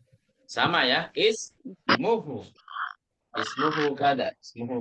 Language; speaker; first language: Arabic; non-native, fluent; Indonesian